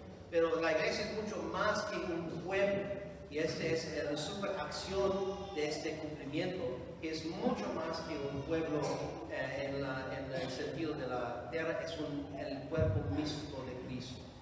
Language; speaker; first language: Spanish; non-native, fluent; English